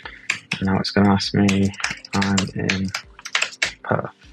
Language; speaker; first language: English; native; English